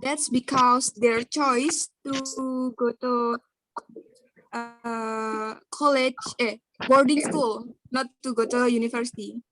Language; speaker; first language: English; non-native, learner; Indonesian